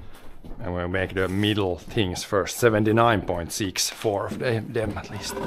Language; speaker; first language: English; non-native, fluent; Swedish